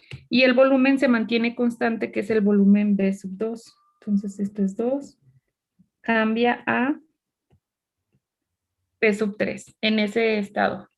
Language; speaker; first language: Spanish; native; Spanish